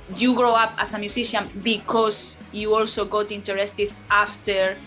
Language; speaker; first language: English; non-native, fluent; Spanish